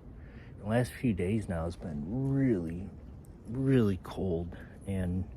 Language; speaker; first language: English; native; English